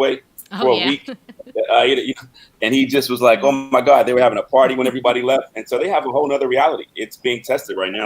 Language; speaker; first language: English; native; English